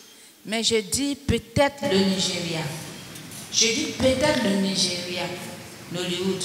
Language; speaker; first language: French; non-native, local second language; Baoulé